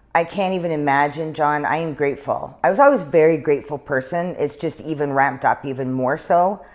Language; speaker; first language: English; native; English